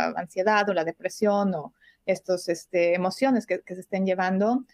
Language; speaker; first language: Spanish; native; Spanish